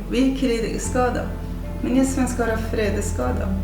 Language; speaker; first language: Swedish; non-native, fluent; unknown